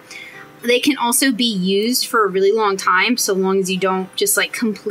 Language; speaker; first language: English; native; English